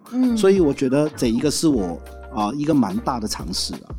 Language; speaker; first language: Chinese; non-native, local second language; Cantonese